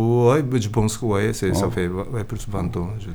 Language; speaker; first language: French; non-native, learner; Japanese